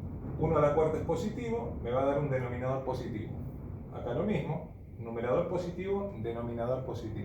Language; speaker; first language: Spanish; native; Spanish